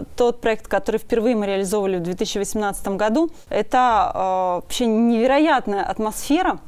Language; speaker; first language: Russian; native; Russian